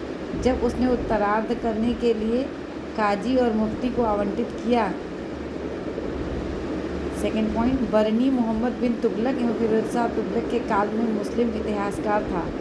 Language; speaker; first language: Hindi; native; Hindi